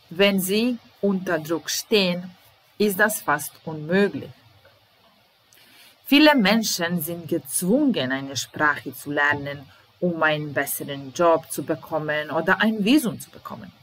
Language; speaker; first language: German; non-native, fluent; Serbian